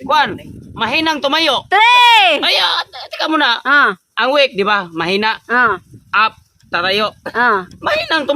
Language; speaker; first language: Filipino; non-native, local second language; Cebuano